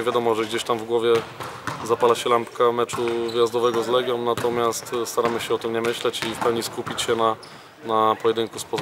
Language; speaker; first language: Polish; native; Polish